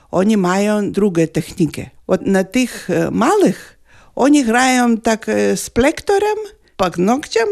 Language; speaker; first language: Polish; non-native, learner; Lithuanian